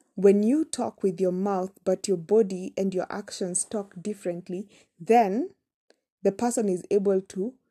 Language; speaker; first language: English; non-native, local second language; Kamba